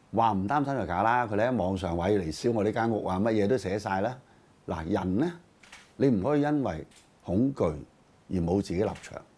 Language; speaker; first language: Cantonese; native; Cantonese